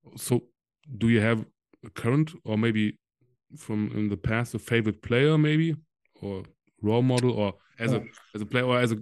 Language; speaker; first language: English; non-native, fluent; German